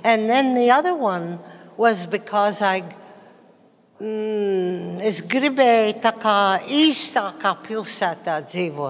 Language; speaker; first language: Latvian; early bilingual, heritage; Latvian